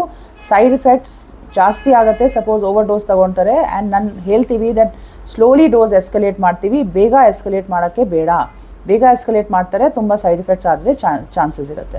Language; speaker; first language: Kannada; non-native, fluent; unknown